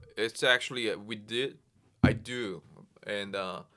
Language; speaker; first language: English; non-native, fluent; Korean